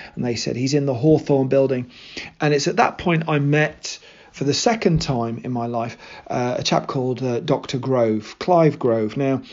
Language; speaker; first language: English; native; English